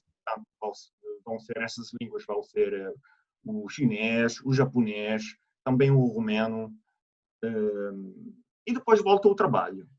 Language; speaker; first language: Portuguese; non-native, fluent; Italian